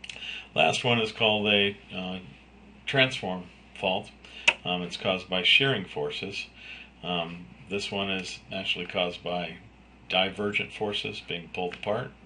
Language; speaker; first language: English; native; English